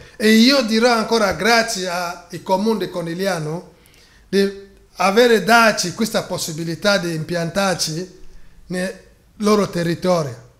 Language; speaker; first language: Italian; non-native, fluent; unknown